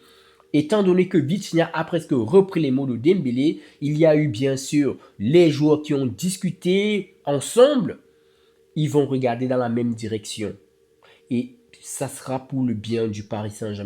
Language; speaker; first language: French; native; French